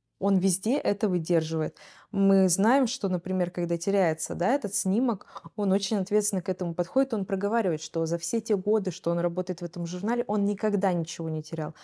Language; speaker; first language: Russian; native; Russian